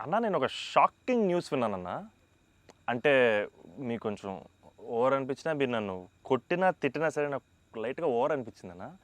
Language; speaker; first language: Telugu; native; Telugu